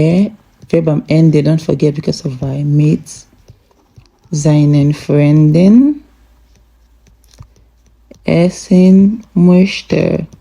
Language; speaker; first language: German; non-native, fluent; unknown